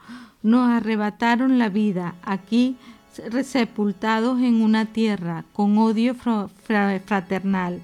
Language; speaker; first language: Spanish; native; Spanish